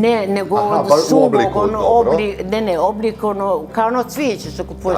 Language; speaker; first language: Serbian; early bilingual, other home language; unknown